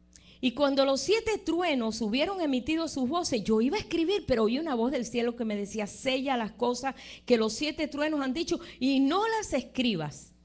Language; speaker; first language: Spanish; native; Spanish